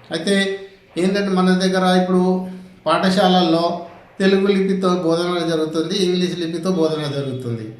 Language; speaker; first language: Telugu; non-native, local second language; Gondi